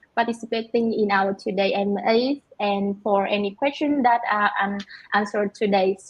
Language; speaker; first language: English; non-native, fluent; Vietnamese